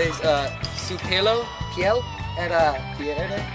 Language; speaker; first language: Spanish; non-native, learner; English